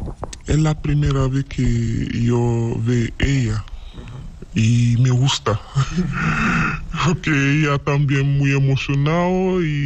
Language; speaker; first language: Spanish; non-native, learner; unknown